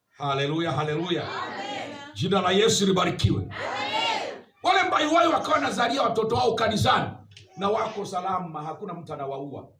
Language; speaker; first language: Swahili; native; Swahili